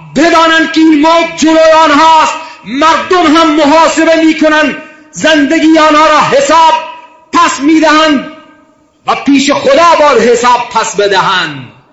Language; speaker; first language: Persian; non-native, local second language; Baluchi